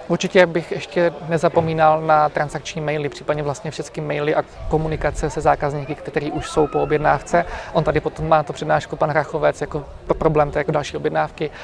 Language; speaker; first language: Czech; native; Czech